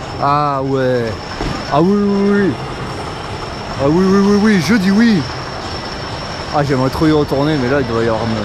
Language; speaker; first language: French; native; French